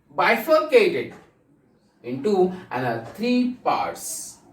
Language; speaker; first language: English; non-native, local second language; Kannada